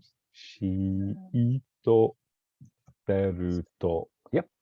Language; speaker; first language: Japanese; non-native, fluent; English